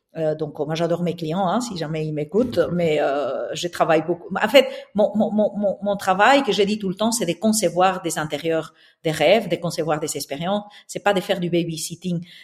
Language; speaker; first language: French; non-native, fluent; Spanish